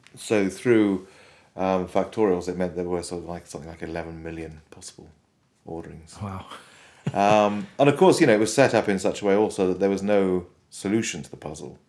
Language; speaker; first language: English; native; English